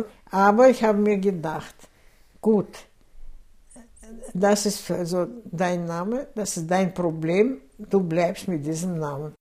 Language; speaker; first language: German; non-native, fluent; Russian